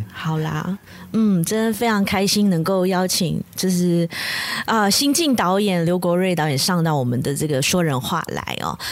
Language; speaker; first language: Chinese; native; Chinese